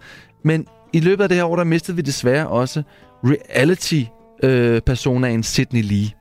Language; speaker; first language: Danish; native; Danish